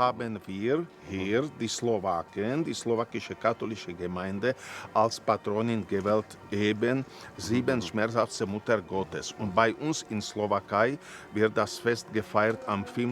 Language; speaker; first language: German; non-native, fluent; Slovak